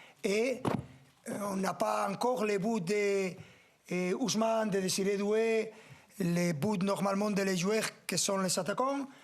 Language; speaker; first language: French; non-native, fluent; Spanish